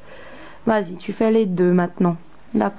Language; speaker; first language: French; native; French